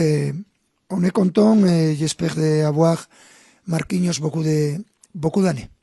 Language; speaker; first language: French; non-native, fluent; Spanish